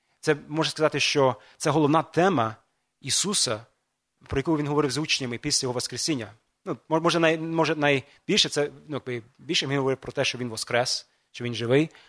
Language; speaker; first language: Ukrainian; non-native, fluent; English